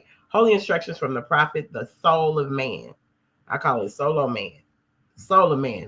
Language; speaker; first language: English; native; English